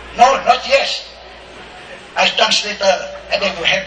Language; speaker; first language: English; non-native, learner; Vietnamese